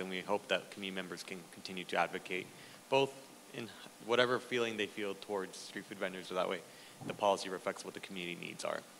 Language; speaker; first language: English; early bilingual, other home language; Spanish